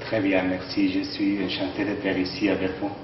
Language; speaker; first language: French; non-native, learner; Spanish